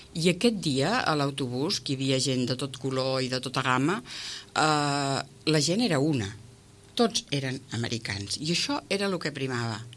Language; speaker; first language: Catalan; native; Catalan